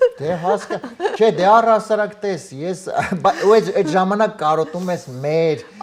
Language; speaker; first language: Armenian; native; Armenian